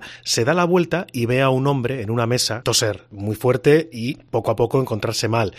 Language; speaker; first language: Spanish; native; Spanish